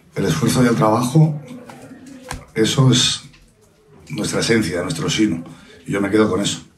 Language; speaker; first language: Spanish; non-native, local second language; Catalan